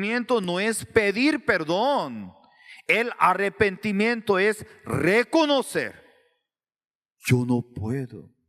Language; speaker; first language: Spanish; non-native, learner; Korean